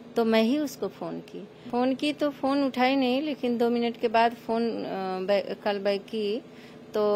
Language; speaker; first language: Hindi; native; Hindi